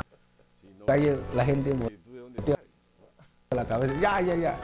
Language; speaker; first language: Spanish; non-native, learner; Cantonese